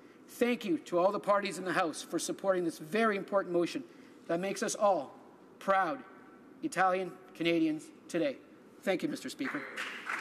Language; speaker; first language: English; early bilingual, other home language; Italian